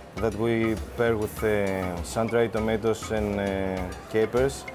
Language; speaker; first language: English; non-native, fluent; Greek